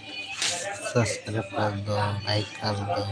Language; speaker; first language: Hindi; non-native, local second language; Santali